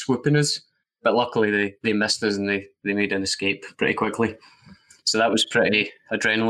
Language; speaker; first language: English; native; English